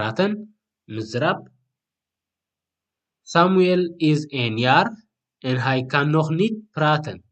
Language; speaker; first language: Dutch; non-native, learner; Tigrinya